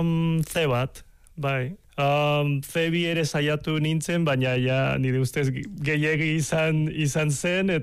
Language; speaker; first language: Basque; non-native, fluent; Cantonese